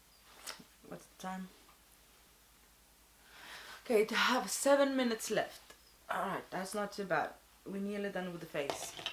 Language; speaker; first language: English; non-native, fluent; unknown